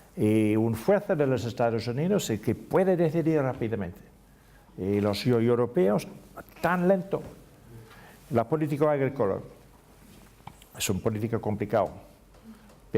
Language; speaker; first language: Spanish; non-native, learner; English